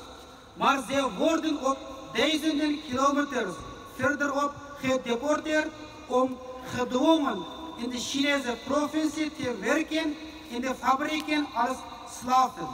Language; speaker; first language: Dutch; non-native, fluent; Uyghur